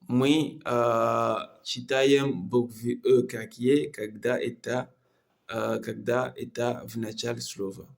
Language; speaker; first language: Russian; non-native, learner; Comorian